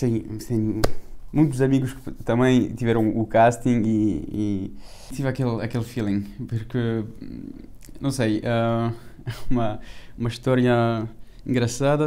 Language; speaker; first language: Portuguese; early bilingual, heritage; French